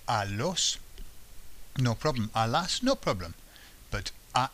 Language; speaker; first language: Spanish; non-native, fluent; English